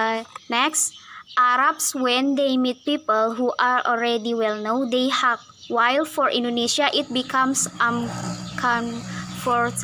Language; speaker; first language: English; non-native, learner; Indonesian